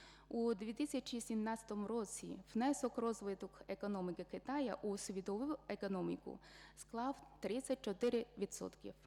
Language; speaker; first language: Ukrainian; non-native, fluent; Chinese